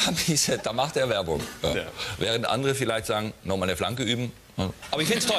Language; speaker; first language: German; native; German